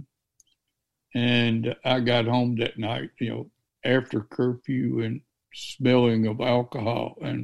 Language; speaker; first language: English; native; English